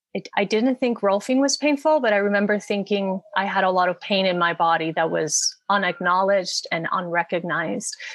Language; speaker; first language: English; non-native, fluent; Spanish